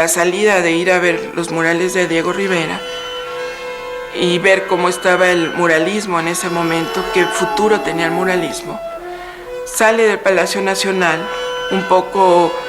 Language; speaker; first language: Spanish; native; Spanish